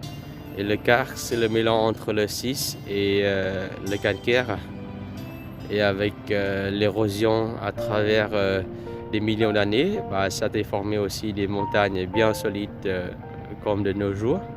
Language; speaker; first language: French; non-native, fluent; Vietnamese